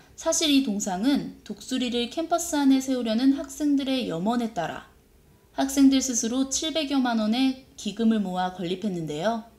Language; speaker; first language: Korean; native; Korean